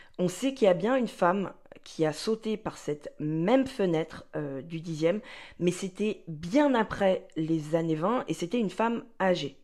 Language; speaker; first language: French; native; French